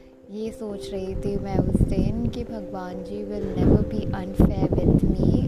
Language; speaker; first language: Hindi; native; Hindi